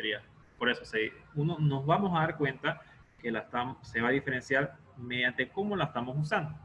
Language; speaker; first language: Spanish; native; Spanish